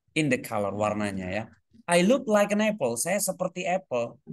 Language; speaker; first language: English; non-native, fluent; Indonesian